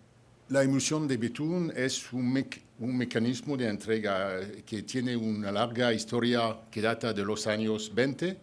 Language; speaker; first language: Spanish; non-native, fluent; French